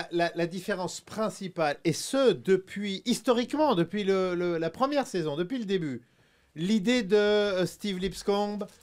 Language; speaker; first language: French; native; French